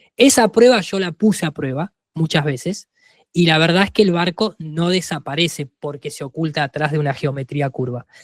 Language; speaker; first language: Spanish; native; Spanish